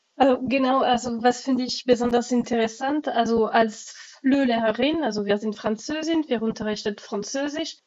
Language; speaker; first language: German; non-native, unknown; French